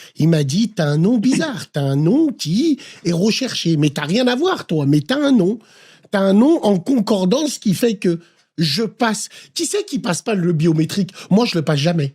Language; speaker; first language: French; native; French